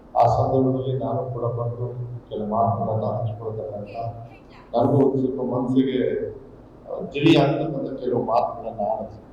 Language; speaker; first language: Kannada; native; Kannada